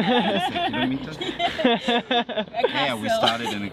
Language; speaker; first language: English; non-native, fluent; German